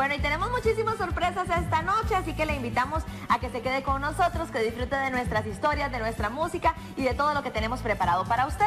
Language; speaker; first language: Spanish; native; Spanish